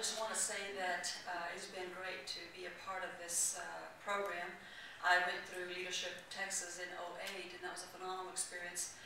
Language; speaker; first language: English; native; English